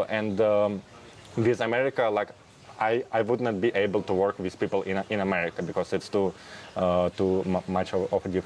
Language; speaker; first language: English; non-native, fluent; Russian